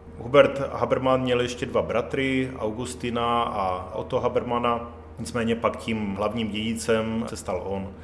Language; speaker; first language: Czech; native; Czech